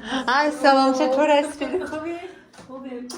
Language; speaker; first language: Persian; non-native, learner; English